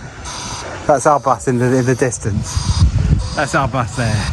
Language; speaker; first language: English; native; English